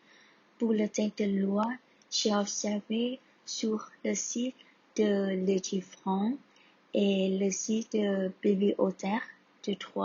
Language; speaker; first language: French; non-native, learner; Thai